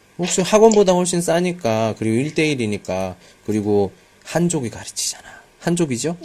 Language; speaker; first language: Korean; native; Korean